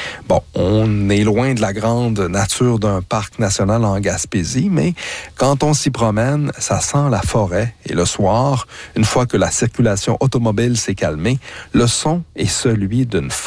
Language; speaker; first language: French; native; French